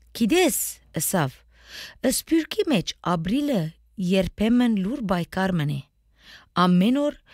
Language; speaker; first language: Armenian; native; Armenian